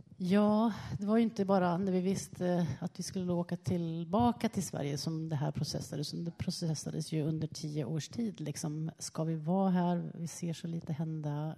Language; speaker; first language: Swedish; native; Swedish